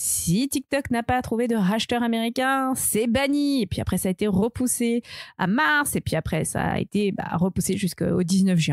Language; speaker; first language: French; native; French